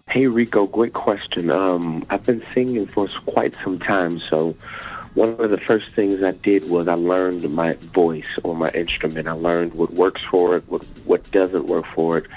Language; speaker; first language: English; native; English